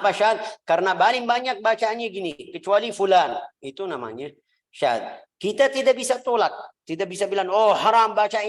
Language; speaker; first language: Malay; non-native, fluent; Arabic